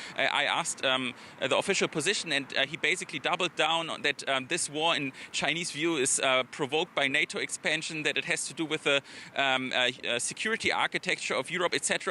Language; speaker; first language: English; non-native, fluent; German